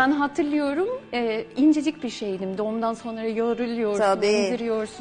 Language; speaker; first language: Turkish; non-native, fluent; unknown